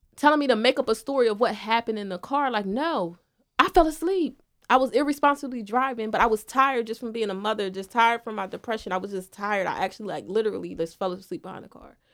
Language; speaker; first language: English; native; English